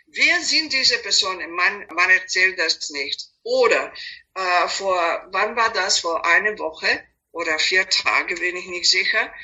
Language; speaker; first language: German; non-native, fluent; Serbian